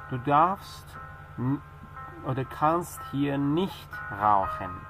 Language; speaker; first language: German; non-native, fluent; Persian